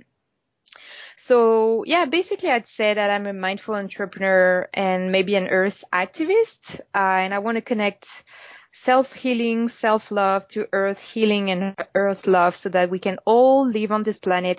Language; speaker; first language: English; non-native, fluent; French